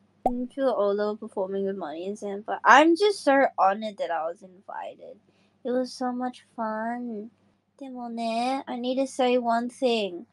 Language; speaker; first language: English; native; English